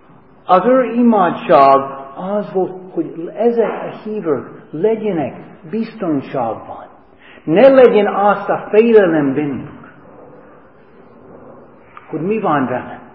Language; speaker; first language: Hungarian; non-native, fluent; English